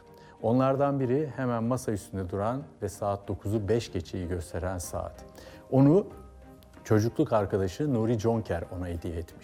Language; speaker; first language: Turkish; native; Turkish